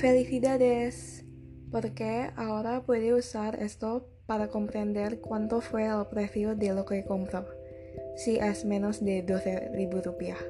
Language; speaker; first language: Spanish; non-native, fluent; Indonesian